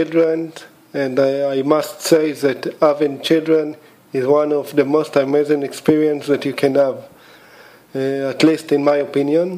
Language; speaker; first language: English; non-native, fluent; Hebrew